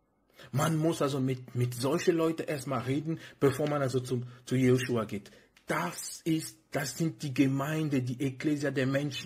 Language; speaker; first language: German; non-native, fluent; French